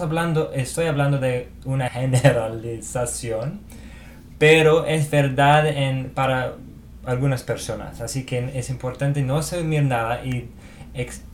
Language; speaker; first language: Spanish; non-native, fluent; English